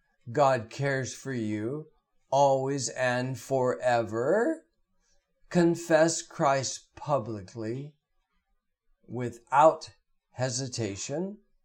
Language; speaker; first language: English; native; English